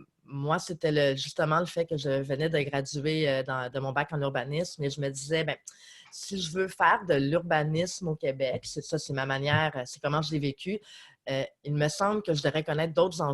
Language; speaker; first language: French; native; French